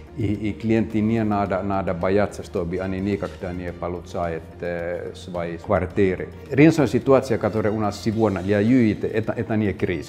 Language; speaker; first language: Russian; non-native, fluent; Finnish